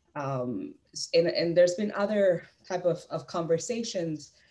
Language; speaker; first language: English; non-native, fluent; Spanish